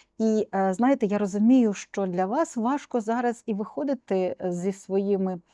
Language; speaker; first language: Ukrainian; native; Ukrainian